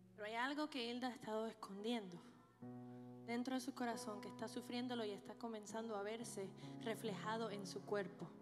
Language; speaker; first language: Spanish; early bilingual, other home language; English